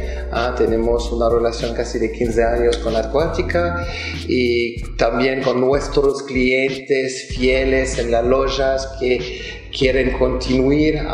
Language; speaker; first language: Spanish; non-native, fluent; French